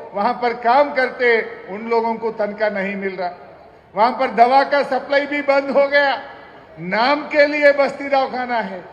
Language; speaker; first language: Hindi; non-native, local second language; Telugu